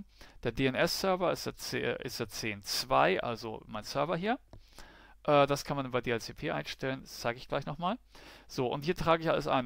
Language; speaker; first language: German; native; German